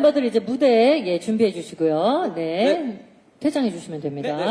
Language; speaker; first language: Korean; native; Korean